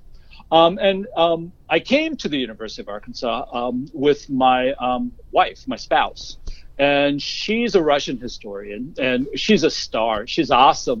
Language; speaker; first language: English; native; English